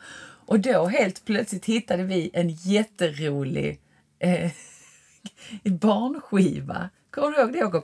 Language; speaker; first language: Swedish; native; Swedish